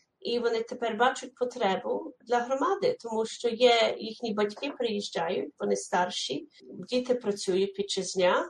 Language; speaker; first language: Ukrainian; early bilingual, heritage; Ukrainian